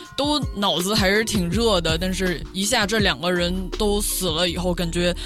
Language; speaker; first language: Chinese; native; Chinese